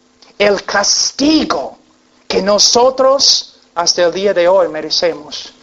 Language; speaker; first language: Spanish; non-native, fluent; English